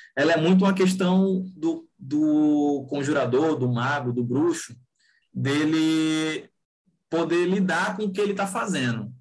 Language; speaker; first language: Portuguese; native; Portuguese